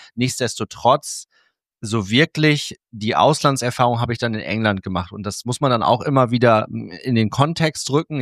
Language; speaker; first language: German; native; German